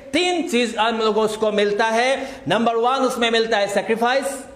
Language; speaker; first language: Hindi; non-native, local second language; Assamese